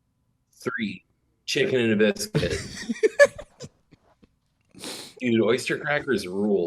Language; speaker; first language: English; native; English